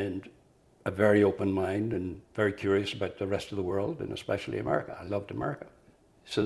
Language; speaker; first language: English; native; English